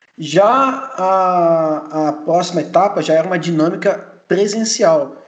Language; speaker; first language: Portuguese; early bilingual, heritage; Portuguese